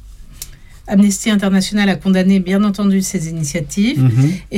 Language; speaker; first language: French; native; French